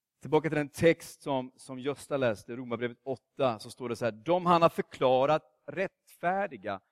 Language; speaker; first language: Swedish; native; Swedish